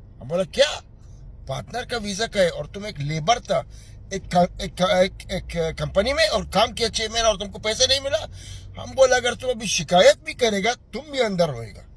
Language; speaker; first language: Hindi; non-native, learner; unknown